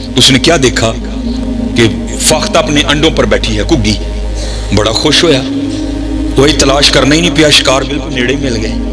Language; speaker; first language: Urdu; non-native, local second language; Punjabi